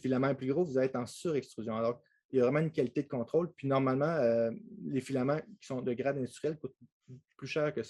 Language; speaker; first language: French; native; French